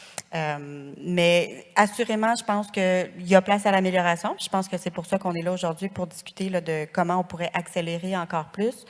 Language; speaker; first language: French; native; French